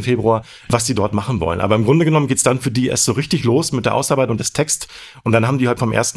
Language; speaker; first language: German; native; German